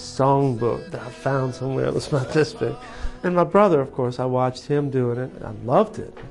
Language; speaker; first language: English; native; English